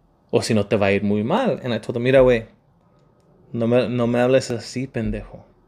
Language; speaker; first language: Spanish; early bilingual, heritage; Spanish